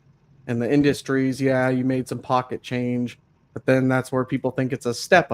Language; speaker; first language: English; native; English